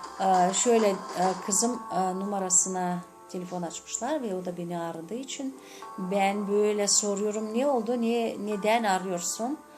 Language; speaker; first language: Turkish; non-native, fluent; Gagauz